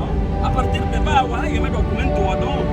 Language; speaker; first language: Spanish; non-native, learner; Japanese